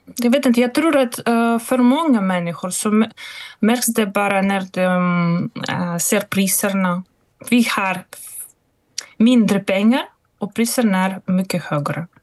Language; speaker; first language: Swedish; non-native, fluent; Russian